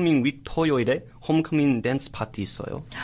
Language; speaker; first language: Korean; non-native, learner; English